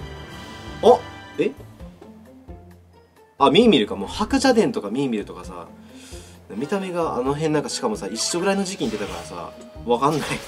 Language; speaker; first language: Japanese; native; Japanese